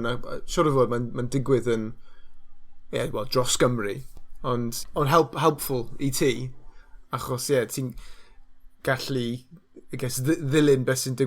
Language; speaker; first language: Welsh; non-native, learner; English